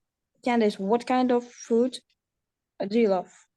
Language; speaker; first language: English; non-native, learner; Uzbek